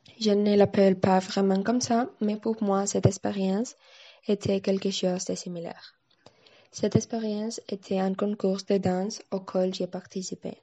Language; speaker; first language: French; non-native, learner; Spanish